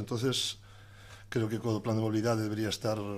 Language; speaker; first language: Spanish; non-native, local second language; Galician